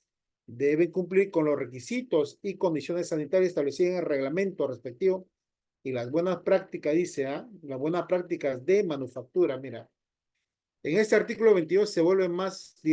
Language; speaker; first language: Spanish; native; Spanish